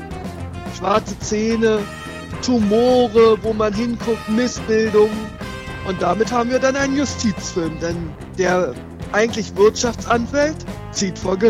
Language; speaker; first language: German; native; German